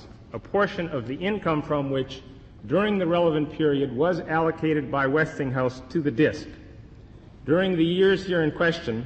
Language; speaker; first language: English; native; English